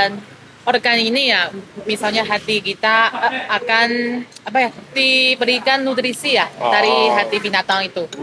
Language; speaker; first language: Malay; non-native, fluent; Chinese